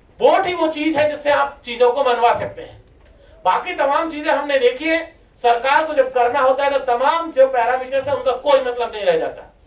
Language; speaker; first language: Hindi; non-native, local second language; Rajasthani